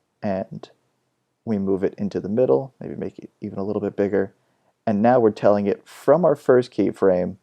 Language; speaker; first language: English; native; English